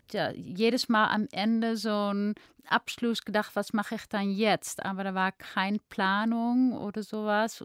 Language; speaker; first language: German; non-native, fluent; Dutch